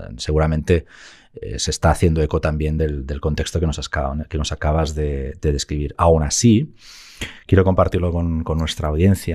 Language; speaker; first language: Spanish; native; Spanish